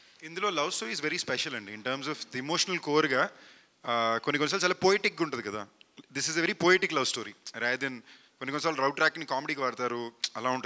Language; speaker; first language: Telugu; native; Telugu